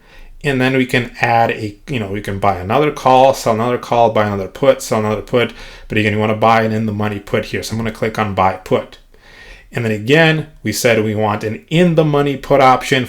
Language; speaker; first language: English; native; English